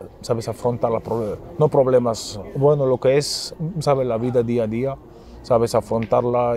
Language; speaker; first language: Spanish; non-native, fluent; Arabic